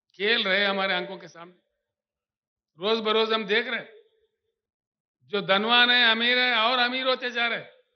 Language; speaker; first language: Hindi; non-native, local second language; Telugu